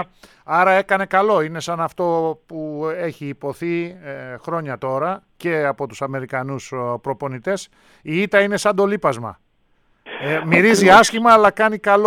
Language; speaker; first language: Greek; native; Greek